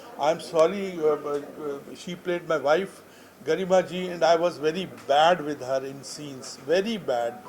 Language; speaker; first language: Hindi; native; Hindi